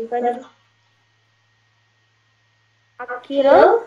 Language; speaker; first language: Korean; non-native, learner; Indonesian